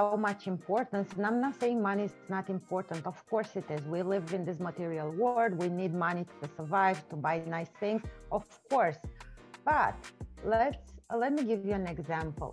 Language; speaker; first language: English; non-native, fluent; Romanian